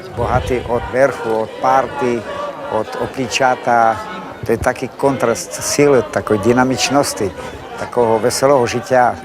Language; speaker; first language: Slovak; non-native, local second language; Rusyn